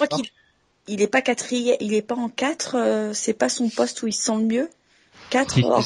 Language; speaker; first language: French; native; French